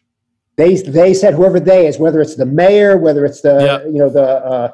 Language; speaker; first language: English; native; English